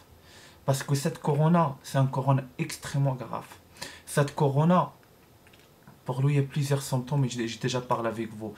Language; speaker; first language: French; non-native, learner; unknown